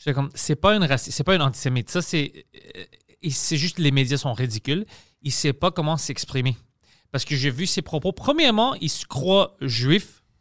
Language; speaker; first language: French; non-native, fluent; Greek